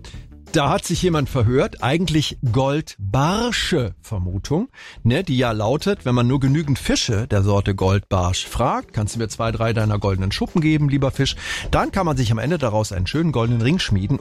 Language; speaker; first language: German; native; German